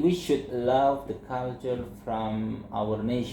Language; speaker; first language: English; non-native, learner; Indonesian